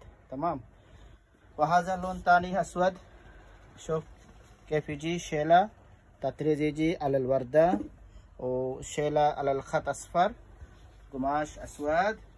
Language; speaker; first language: Arabic; non-native, learner; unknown